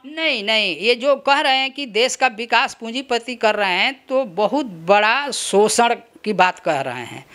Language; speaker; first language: Hindi; native; Hindi